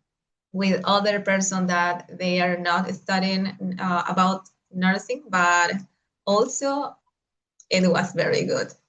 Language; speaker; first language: English; non-native, learner; Spanish